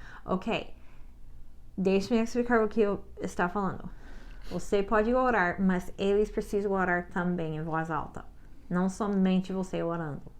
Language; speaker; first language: Portuguese; non-native, learner; English